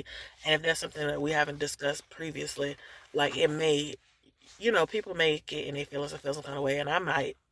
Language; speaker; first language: English; native; English